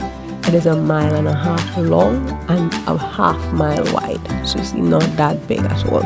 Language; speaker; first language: English; native; English